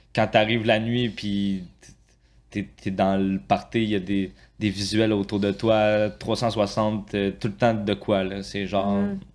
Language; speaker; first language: French; native; French